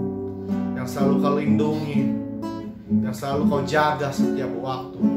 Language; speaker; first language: Indonesian; native; Indonesian